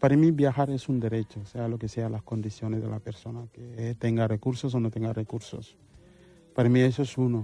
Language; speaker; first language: Spanish; non-native, fluent; Mandingo